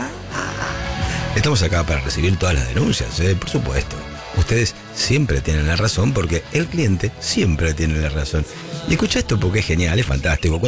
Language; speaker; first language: Spanish; native; Spanish